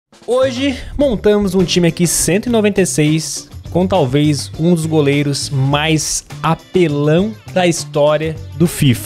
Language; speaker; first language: Portuguese; native; Portuguese